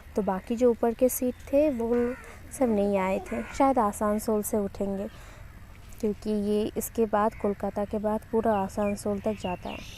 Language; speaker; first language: Hindi; non-native, local second language; Bangla